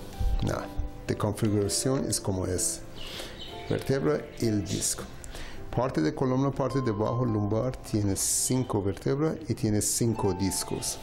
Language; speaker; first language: Spanish; non-native, learner; Persian